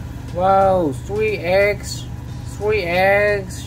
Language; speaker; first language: English; non-native, learner; Korean